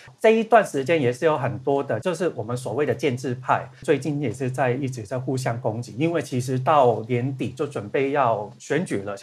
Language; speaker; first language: Chinese; non-native, local second language; Cantonese